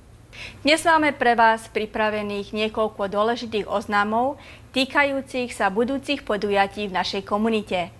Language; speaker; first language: Slovak; native; Slovak